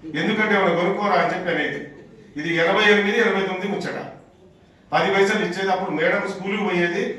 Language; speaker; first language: Telugu; non-native, local second language; Urdu